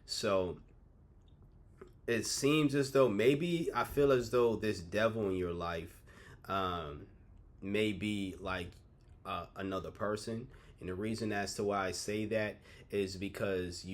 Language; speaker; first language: English; native; English